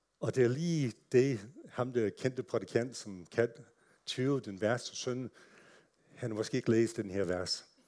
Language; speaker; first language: Danish; non-native, fluent; English